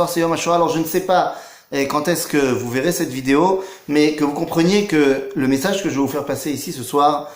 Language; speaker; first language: French; native; French